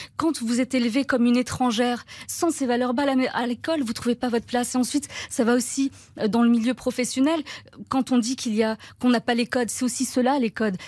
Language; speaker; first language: French; early bilingual, other home language; Turkish